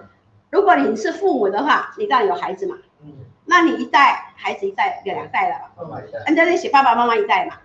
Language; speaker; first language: Chinese; native; Chinese